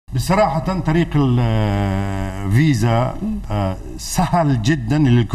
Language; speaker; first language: Arabic; non-native, fluent; Tajik